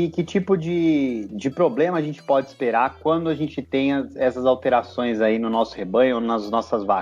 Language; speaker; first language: Portuguese; native; Portuguese